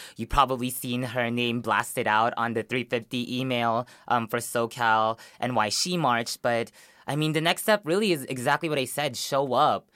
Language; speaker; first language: English; early bilingual, other home language; Filipino